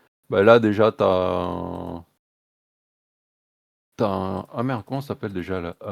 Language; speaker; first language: French; native; French